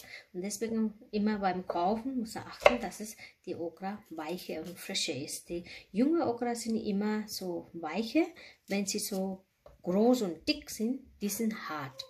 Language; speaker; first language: German; non-native, learner; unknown